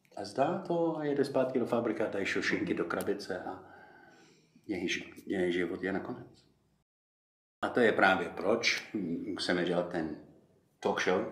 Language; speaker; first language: Czech; non-native, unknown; English